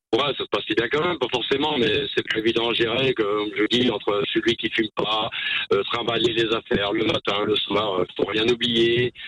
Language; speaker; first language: French; native; French